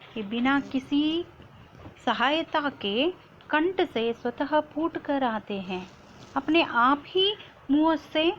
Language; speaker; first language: Hindi; non-native, local second language; Kannada